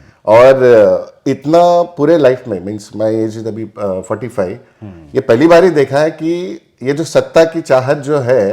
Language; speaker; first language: Hindi; native; Hindi